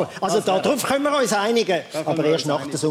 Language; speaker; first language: German; native; German